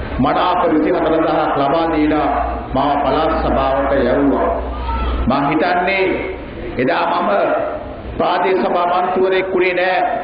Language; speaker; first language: Sinhala; non-native, local second language; Tamil